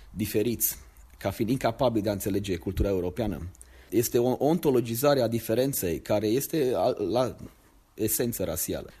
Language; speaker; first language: Romanian; native; Romanian